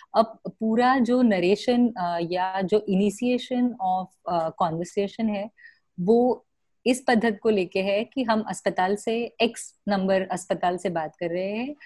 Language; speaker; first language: Hindi; non-native, local second language; Marathi